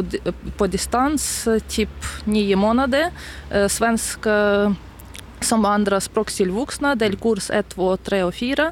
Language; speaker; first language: Swedish; non-native, learner; Ukrainian